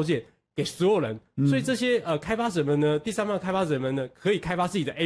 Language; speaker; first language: Chinese; native; Chinese